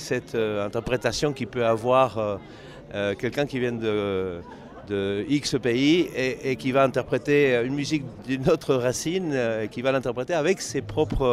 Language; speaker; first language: French; non-native, fluent; Spanish